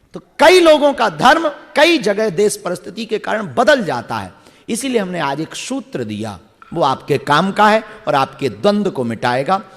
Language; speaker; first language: Hindi; native; Hindi